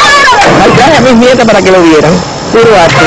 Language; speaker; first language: Spanish; native; Spanish